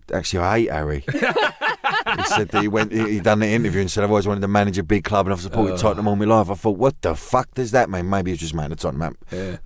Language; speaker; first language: English; native; English